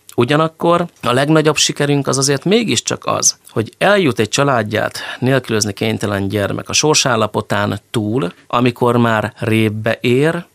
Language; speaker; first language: Hungarian; native; Hungarian